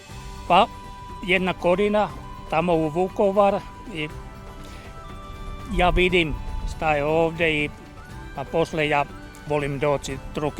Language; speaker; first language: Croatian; non-native, learner; Finnish